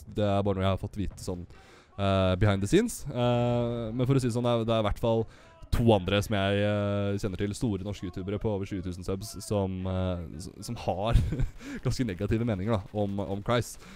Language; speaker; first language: Norwegian; native; Norwegian